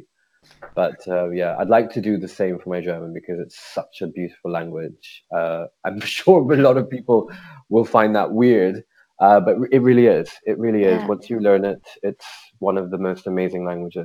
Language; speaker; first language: English; native; English